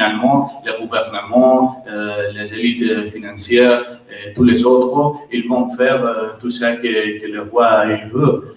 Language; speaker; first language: French; non-native, learner; Catalan